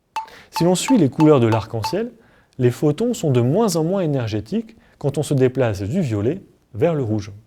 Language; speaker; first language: French; native; French